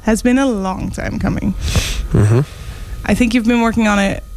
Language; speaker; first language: English; non-native, fluent; Dutch